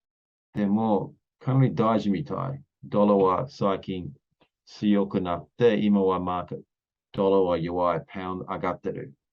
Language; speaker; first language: Japanese; non-native, learner; English